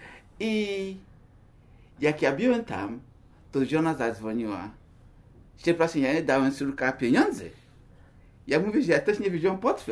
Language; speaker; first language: Polish; non-native, learner; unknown